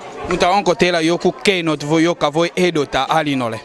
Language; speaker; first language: Finnish; non-native, fluent; Lingala